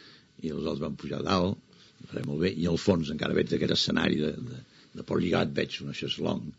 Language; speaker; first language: Catalan; native; Catalan